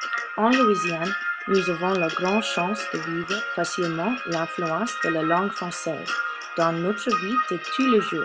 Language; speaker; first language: French; non-native, learner; English